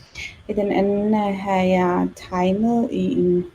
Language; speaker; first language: Danish; non-native, learner; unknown